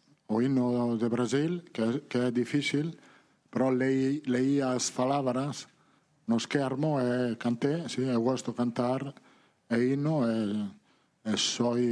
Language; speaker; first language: Portuguese; non-native, learner; Italian